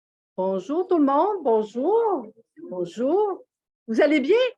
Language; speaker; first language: French; native; French